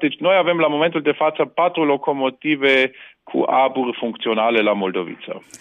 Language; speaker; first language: Romanian; non-native, fluent; German